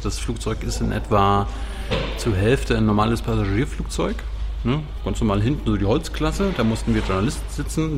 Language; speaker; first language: German; native; German